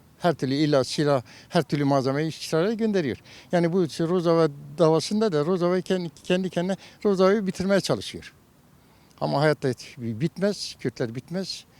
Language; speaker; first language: Turkish; non-native, local second language; Kurdish